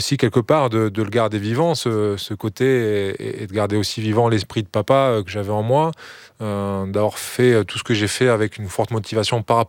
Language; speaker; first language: French; native; French